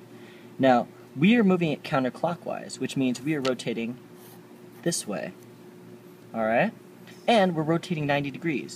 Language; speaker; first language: English; native; English